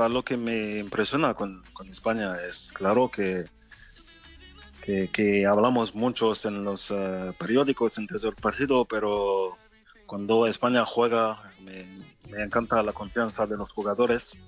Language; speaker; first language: Spanish; non-native, fluent; French